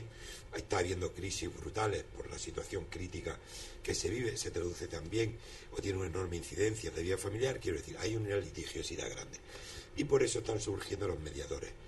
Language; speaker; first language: Spanish; native; Spanish